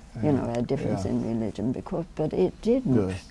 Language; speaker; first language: English; native; English